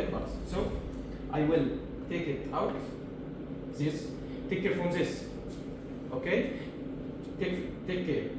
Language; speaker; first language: English; non-native, learner; Arabic